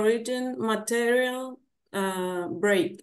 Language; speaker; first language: English; non-native, learner; Spanish